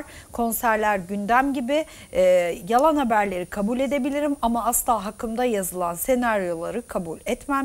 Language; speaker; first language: Turkish; native; Turkish